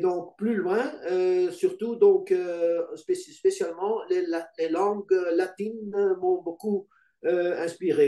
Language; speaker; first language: French; non-native, local second language; Dutch